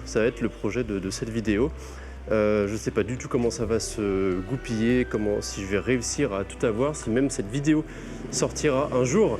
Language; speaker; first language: French; native; French